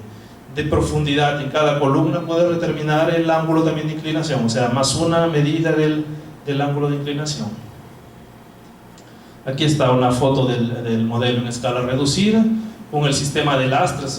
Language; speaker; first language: Spanish; non-native, fluent; Portuguese